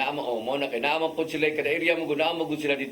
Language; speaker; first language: Cebuano; native; Cebuano